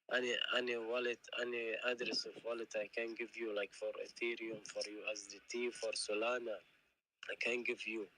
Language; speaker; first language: English; non-native, learner; Arabic